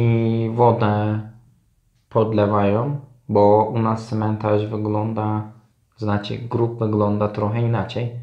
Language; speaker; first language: Polish; non-native, learner; Turkish